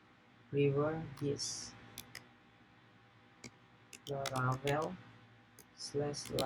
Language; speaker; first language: English; non-native, learner; Indonesian